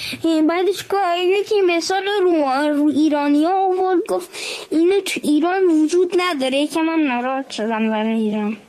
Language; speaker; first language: Persian; early bilingual, heritage; Persian